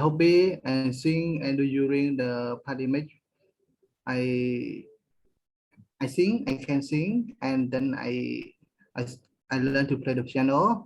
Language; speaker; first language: English; non-native, learner; Khmer